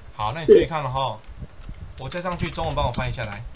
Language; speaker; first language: Chinese; native; Chinese